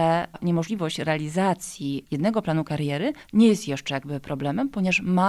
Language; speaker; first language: Polish; native; Polish